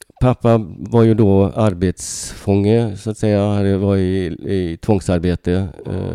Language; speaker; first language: Swedish; early bilingual, other home language; Hungarian